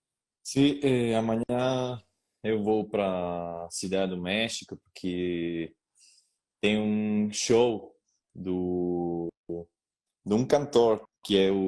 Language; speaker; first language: Portuguese; non-native, learner; Spanish